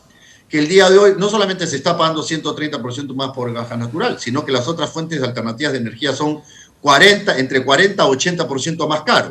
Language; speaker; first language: Spanish; native; Spanish